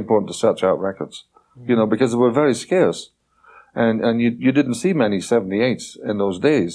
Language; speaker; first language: English; native; English